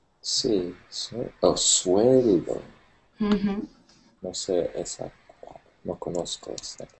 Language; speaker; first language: Spanish; non-native, learner; English